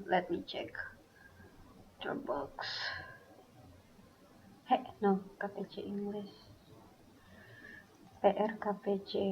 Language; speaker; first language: English; non-native, fluent; Indonesian